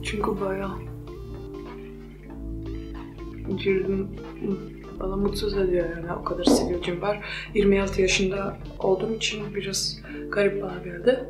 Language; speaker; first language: Turkish; non-native, fluent; Polish